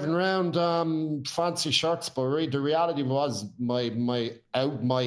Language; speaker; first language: English; native; English